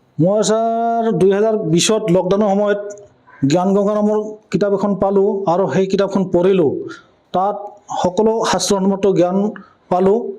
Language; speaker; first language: Assamese; native; Assamese